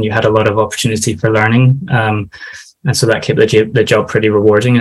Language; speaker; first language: English; native; English